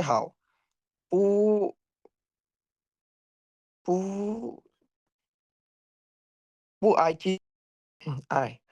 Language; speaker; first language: Chinese; non-native, learner; Bangla